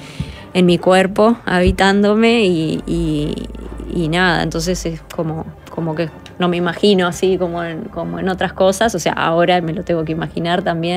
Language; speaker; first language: Spanish; native; Spanish